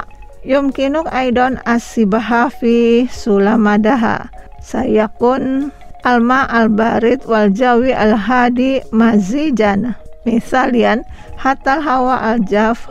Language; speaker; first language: Arabic; non-native, fluent; Indonesian